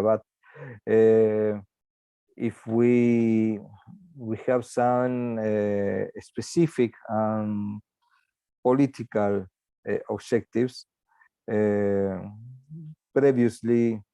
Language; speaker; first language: English; non-native, learner; Spanish